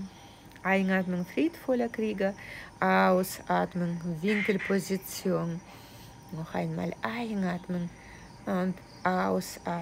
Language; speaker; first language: German; non-native, fluent; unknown